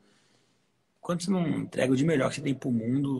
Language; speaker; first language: Portuguese; native; Portuguese